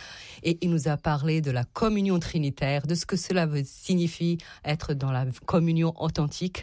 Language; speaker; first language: French; non-native, fluent; Serbian